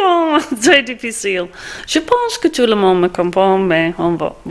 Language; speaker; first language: French; non-native, fluent; English